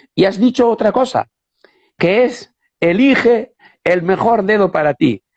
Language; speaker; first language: Spanish; native; Spanish